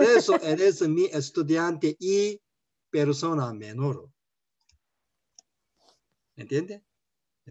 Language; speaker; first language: Spanish; non-native, learner; Korean